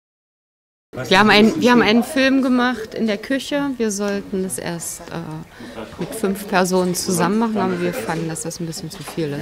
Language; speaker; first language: German; non-native, fluent; Hungarian